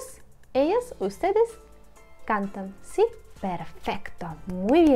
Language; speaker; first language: Spanish; non-native, fluent; Russian